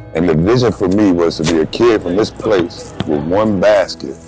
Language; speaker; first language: English; native; English